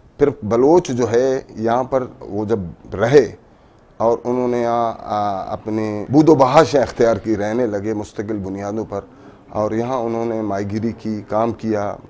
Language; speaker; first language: Urdu; non-native, local second language; Baluchi